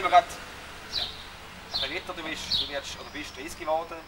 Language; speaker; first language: German; native; German